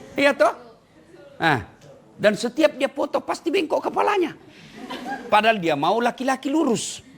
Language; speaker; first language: Indonesian; non-native, local second language; Buginese